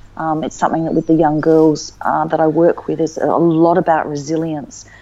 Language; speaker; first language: English; native; English